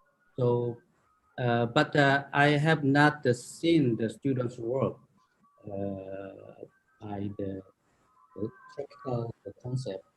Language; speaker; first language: English; non-native, fluent; Korean